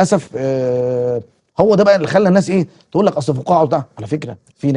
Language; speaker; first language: Arabic; native; Arabic